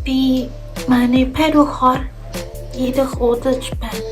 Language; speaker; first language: Mongolian; non-native, learner; Spanish